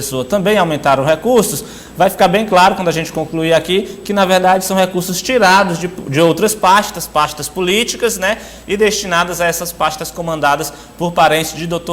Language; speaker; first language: Portuguese; native; Portuguese